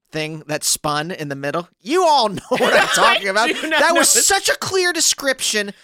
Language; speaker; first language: English; native; English